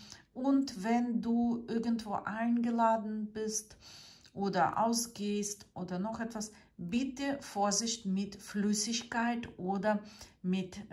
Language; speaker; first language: German; non-native, fluent; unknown